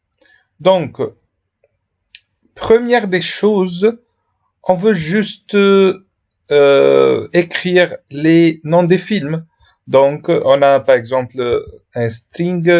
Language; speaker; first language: French; non-native, fluent; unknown